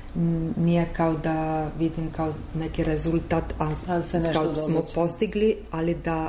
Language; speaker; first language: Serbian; non-native, learner; Italian